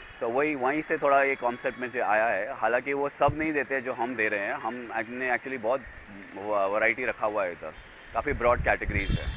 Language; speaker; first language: Hindi; native; Hindi